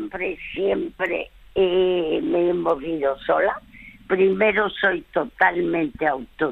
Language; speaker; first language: Spanish; early bilingual, other home language; French